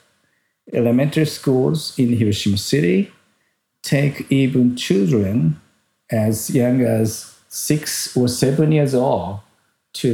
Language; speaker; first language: English; non-native, fluent; Japanese